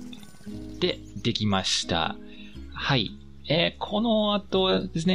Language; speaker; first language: Japanese; non-native, fluent; English